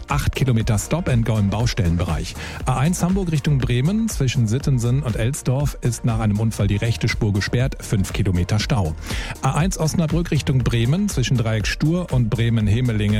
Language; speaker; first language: German; native; German